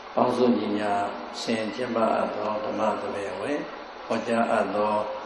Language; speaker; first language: Burmese; native; Burmese